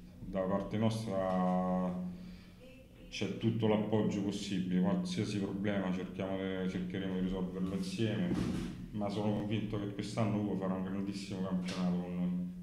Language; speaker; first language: Italian; native; Italian